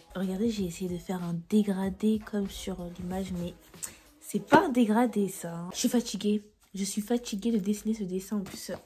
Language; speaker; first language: French; native; French